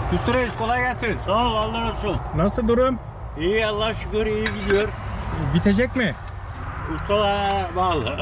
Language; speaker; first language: Turkish; native; Turkish